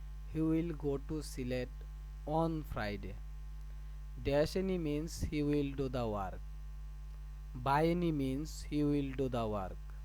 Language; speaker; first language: English; non-native, local second language; Bangla